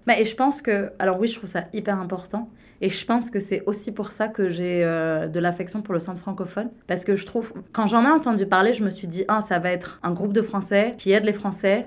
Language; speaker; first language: French; native; French